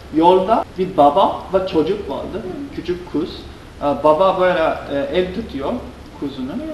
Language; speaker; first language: Turkish; non-native, fluent; Japanese